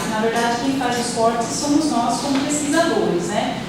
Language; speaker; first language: Portuguese; native; Portuguese